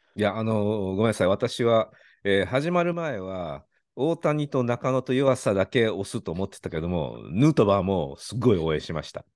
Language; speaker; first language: Japanese; native; Japanese